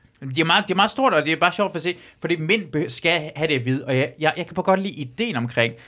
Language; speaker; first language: Danish; early bilingual, other home language; Persian